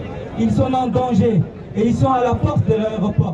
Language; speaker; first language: French; non-native, fluent; Persian